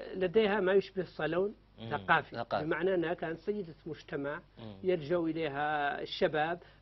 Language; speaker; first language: Arabic; native; Arabic